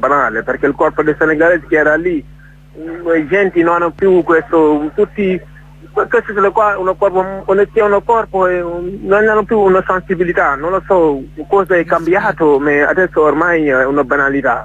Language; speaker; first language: Italian; non-native, fluent; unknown